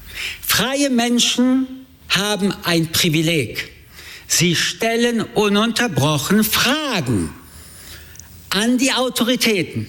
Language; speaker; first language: German; early bilingual, other home language; French